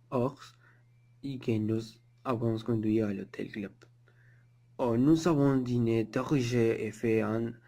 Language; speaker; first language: French; non-native, learner; Spanish